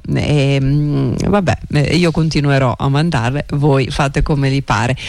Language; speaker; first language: Italian; non-native, fluent; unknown